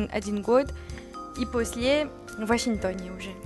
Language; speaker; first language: Russian; non-native, learner; French